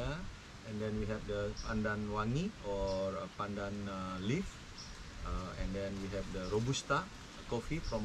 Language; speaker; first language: English; non-native, learner; Indonesian